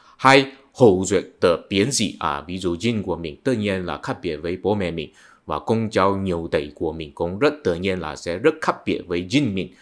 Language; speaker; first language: Vietnamese; non-native, fluent; Chinese